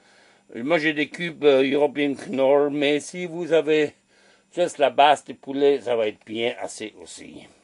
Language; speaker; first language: French; non-native, learner; German